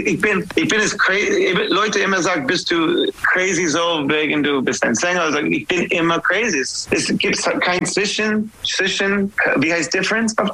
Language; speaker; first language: German; non-native, fluent; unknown